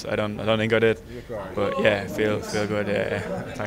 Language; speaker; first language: English; native; English